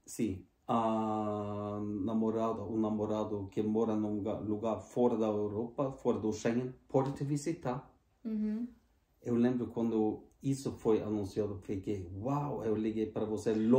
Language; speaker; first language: Portuguese; non-native, fluent; Norwegian